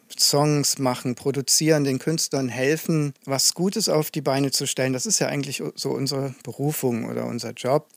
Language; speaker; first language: German; native; German